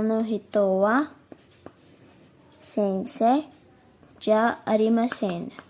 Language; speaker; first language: Japanese; non-native, fluent; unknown